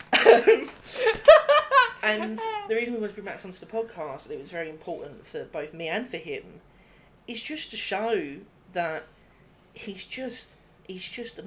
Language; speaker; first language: English; native; English